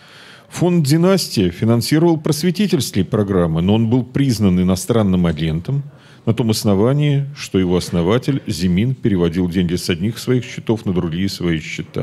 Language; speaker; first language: Russian; native; Russian